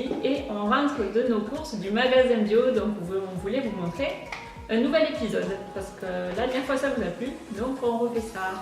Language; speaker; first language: French; native; French